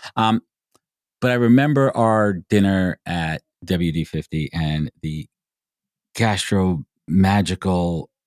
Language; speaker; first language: English; native; English